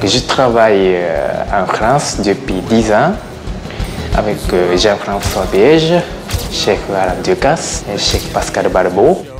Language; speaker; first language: French; non-native, learner; Japanese